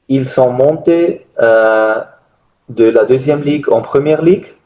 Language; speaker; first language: French; non-native, learner; German